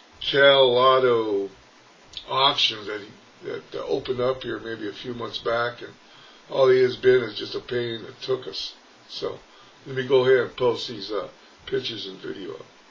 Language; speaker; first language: English; native; English